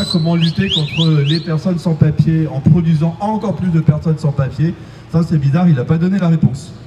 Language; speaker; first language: French; native; French